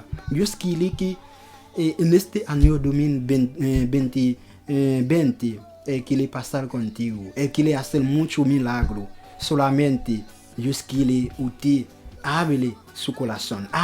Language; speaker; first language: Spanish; non-native, local second language; Haitian Creole